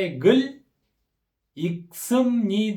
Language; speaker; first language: Korean; non-native, fluent; Kyrgyz